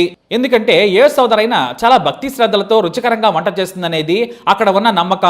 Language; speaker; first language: Telugu; native; Telugu